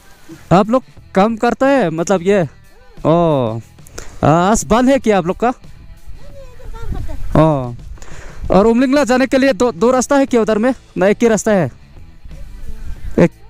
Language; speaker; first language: Hindi; non-native, local second language; Mizo